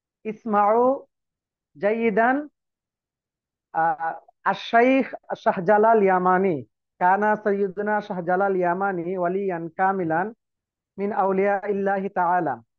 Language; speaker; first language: Arabic; non-native, learner; Bangla